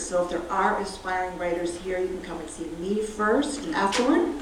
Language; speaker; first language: English; native; English